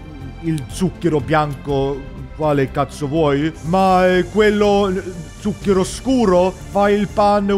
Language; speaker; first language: Italian; non-native, learner; English